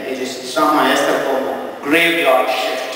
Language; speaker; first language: Spanish; non-native, fluent; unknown